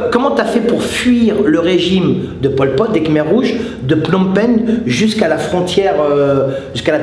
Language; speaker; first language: French; native; French